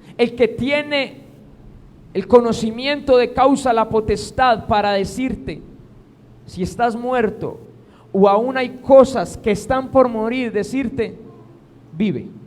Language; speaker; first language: Spanish; native; Spanish